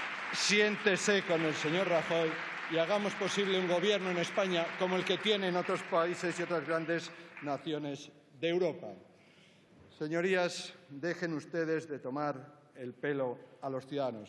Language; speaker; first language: Spanish; native; Spanish